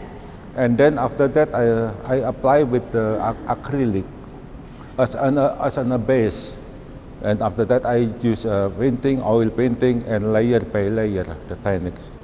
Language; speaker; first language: English; non-native, learner; Indonesian